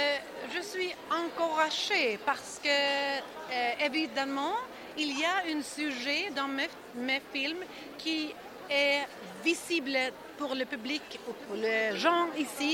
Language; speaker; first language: French; non-native, learner; Swedish